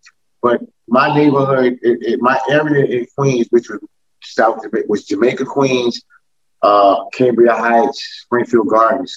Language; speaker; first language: English; native; English